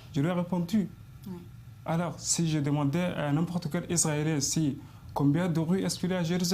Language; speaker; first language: French; non-native, fluent; Arabic